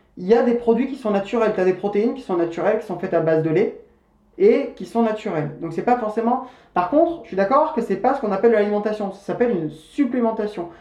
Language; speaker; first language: French; native; French